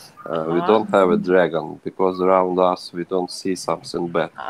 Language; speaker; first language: English; non-native, learner; Ukrainian